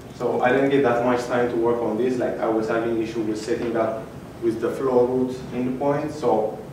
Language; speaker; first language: English; non-native, fluent; Amharic